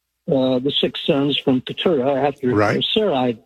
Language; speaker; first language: English; native; English